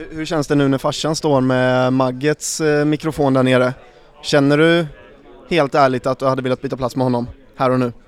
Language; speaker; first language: Swedish; native; Swedish